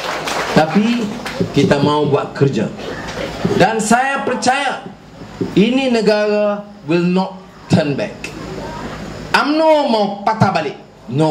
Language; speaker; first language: Malay; native; Malay